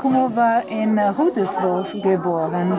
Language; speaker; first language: German; non-native, learner; Italian